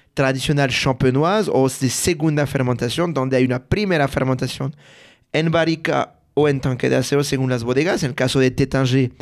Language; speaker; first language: Spanish; non-native, fluent; French